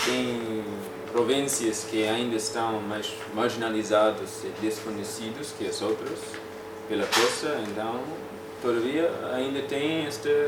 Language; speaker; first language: Portuguese; non-native, fluent; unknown